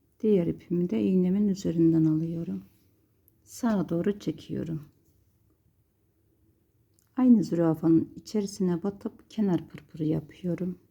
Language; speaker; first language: Turkish; native; Turkish